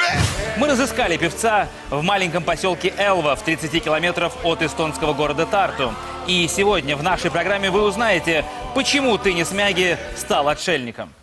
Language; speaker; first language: Russian; native; Russian